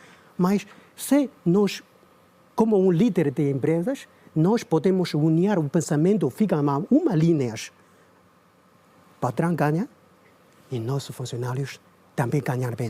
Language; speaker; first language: Portuguese; non-native, learner; Chinese